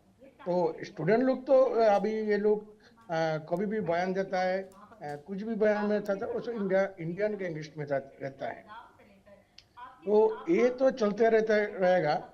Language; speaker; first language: Hindi; non-native, local second language; Bangla